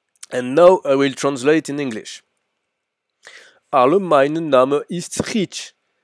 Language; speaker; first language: German; non-native, learner; French